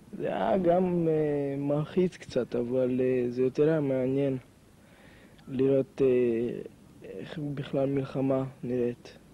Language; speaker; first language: Hebrew; non-native, fluent; Hungarian